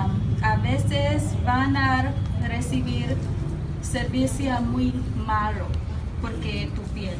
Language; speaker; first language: Spanish; non-native, learner; English